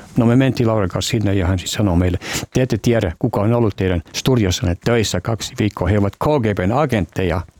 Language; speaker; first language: Finnish; native; Finnish